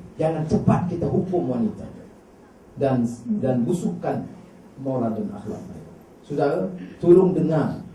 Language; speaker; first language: Malay; native; Malay